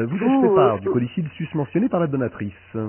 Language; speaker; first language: French; native; French